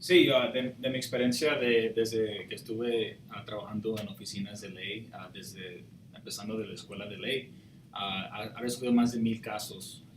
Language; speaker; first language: Spanish; early bilingual, heritage; Spanish